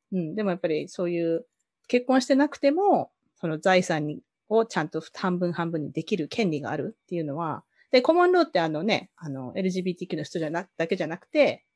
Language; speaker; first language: Japanese; native; Japanese